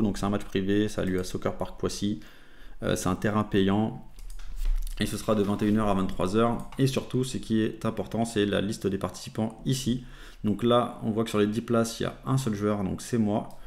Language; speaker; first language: French; native; French